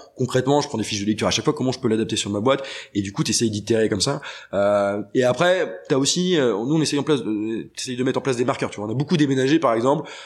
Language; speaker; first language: French; native; French